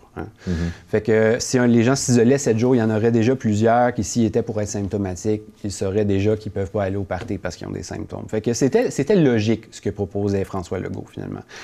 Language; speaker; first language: French; native; French